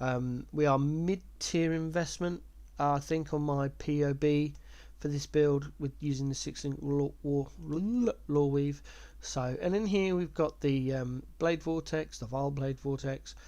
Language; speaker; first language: English; native; English